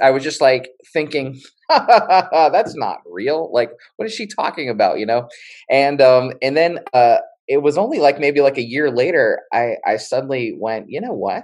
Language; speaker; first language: English; native; English